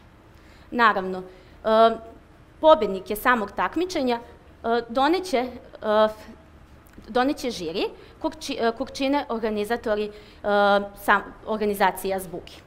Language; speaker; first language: Serbian; native; Serbian